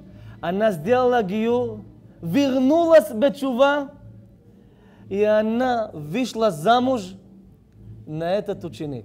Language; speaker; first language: Russian; non-native, learner; Hebrew